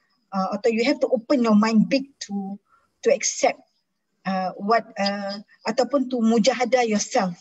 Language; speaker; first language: English; non-native, local second language; Malay